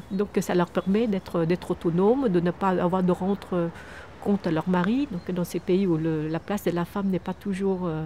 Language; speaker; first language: French; early bilingual, other home language; Vietnamese